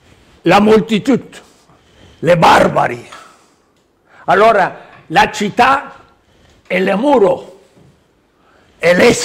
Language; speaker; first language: Italian; non-native, learner; Spanish